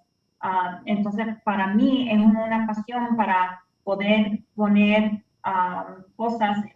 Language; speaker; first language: Spanish; early bilingual, heritage; Spanish